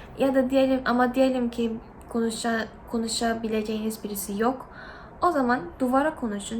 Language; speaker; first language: Turkish; non-native, fluent; Korean